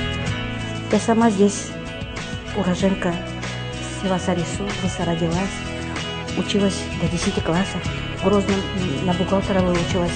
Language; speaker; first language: Russian; non-native, local second language; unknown